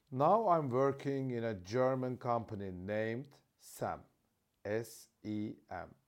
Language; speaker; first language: English; non-native, fluent; Turkish